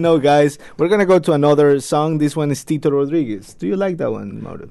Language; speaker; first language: English; non-native, fluent; Spanish